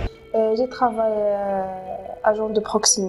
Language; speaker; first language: French; non-native, local second language; Arabic